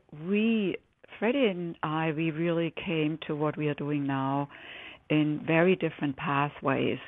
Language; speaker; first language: English; non-native, fluent; German